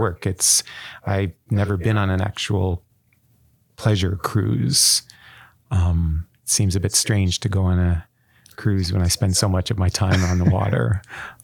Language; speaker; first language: English; native; English